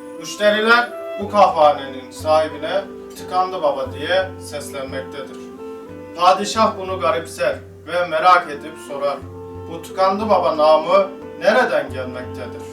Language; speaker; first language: Turkish; native; Turkish